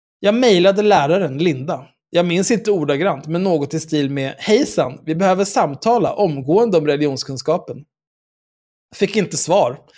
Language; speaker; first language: Swedish; native; Swedish